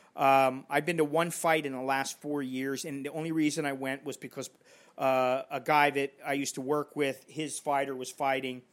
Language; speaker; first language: English; native; English